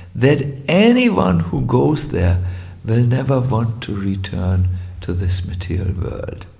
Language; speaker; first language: English; non-native, fluent; German